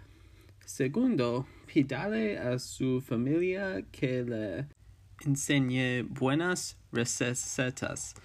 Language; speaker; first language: Spanish; non-native, learner; English